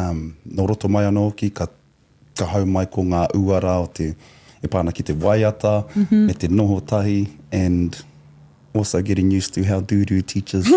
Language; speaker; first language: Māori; non-native, local second language; English